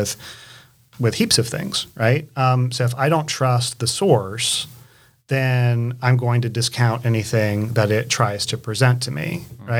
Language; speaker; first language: English; native; English